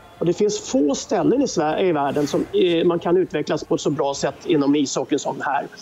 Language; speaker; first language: Swedish; native; Swedish